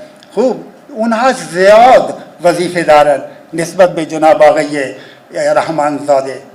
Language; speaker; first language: Persian; non-native, fluent; Urdu